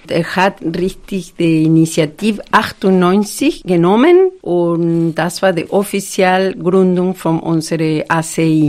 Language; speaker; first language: German; non-native, fluent; Spanish